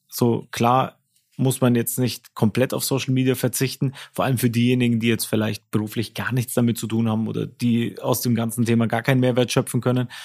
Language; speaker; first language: German; native; German